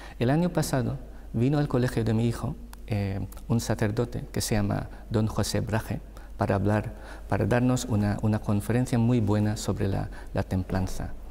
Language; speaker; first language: Spanish; non-native, fluent; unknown